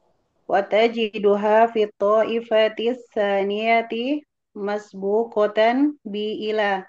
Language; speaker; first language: Arabic; non-native, learner; Indonesian